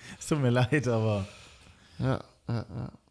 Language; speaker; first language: German; native; German